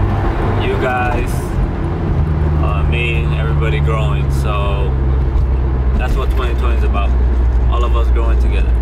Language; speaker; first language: English; native; English